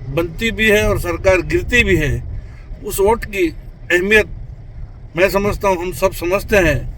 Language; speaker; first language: Hindi; non-native, local second language; Gujarati